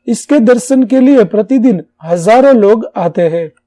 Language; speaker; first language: Hindi; non-native, local second language; Gujarati